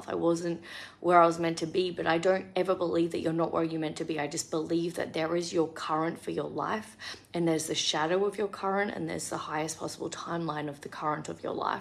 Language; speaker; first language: English; native; English